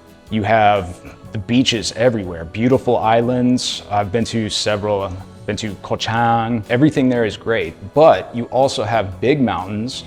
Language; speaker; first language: English; native; English